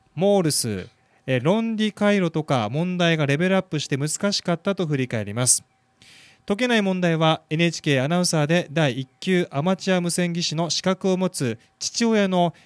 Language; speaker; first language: Japanese; native; Japanese